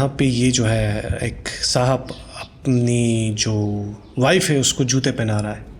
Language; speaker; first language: Urdu; non-native, local second language; Pashto